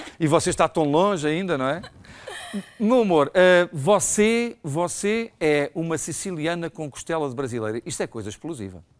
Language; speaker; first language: Portuguese; native; Portuguese